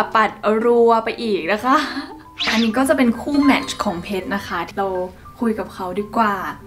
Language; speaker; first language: Thai; native; Thai